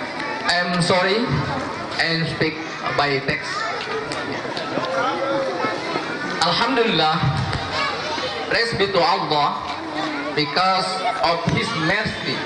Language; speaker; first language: English; non-native, learner; Indonesian